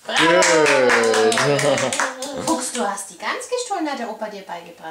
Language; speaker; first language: German; native; German